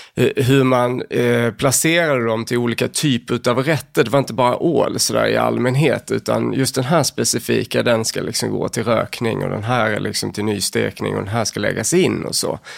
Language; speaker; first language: Swedish; native; Swedish